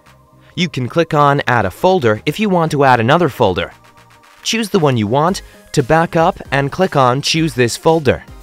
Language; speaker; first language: English; non-native, fluent; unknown